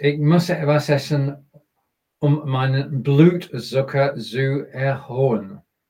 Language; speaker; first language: German; non-native, learner; English